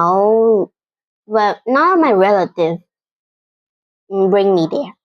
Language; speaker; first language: English; non-native, fluent; Vietnamese